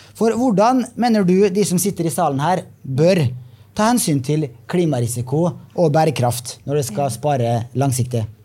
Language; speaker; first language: Norwegian; native; Norwegian